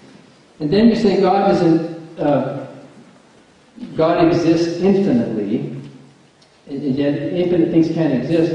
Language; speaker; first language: English; native; English